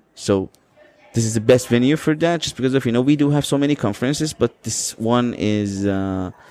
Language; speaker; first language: English; non-native, fluent; Azerbaijani